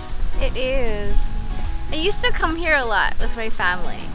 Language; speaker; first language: English; native; English